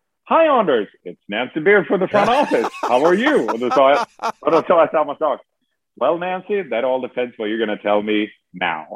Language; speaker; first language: English; non-native, fluent; Swedish